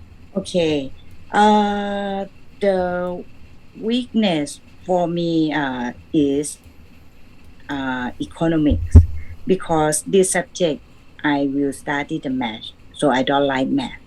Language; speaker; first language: English; non-native, learner; Thai